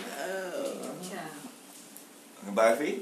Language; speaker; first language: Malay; non-native, local second language; Javanese